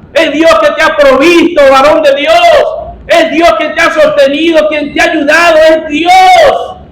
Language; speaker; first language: Spanish; native; Spanish